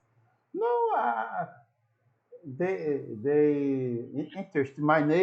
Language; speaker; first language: English; non-native, learner; Portuguese